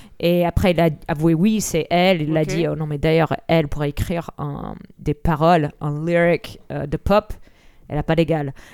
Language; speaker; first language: French; early bilingual, other home language; English